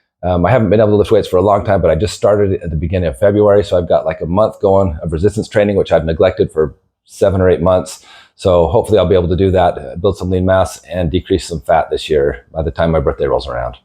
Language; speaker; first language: English; native; English